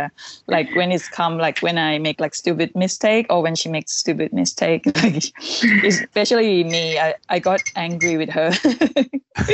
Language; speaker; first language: English; non-native, fluent; Thai